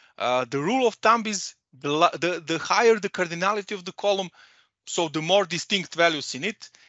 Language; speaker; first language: English; non-native, fluent; Serbian